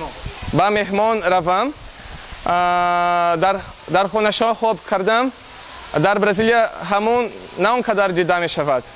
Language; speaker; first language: Persian; non-native, learner; Portuguese